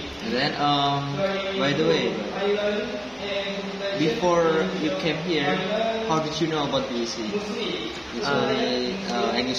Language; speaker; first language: English; non-native, learner; Indonesian